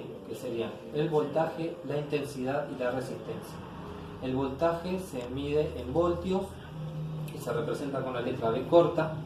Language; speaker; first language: Spanish; native; Spanish